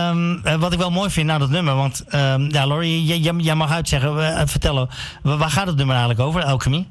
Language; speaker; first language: Dutch; native; Dutch